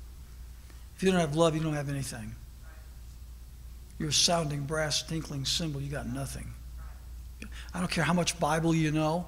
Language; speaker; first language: English; native; English